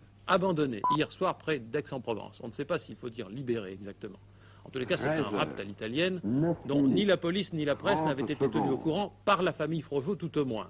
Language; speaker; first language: French; native; French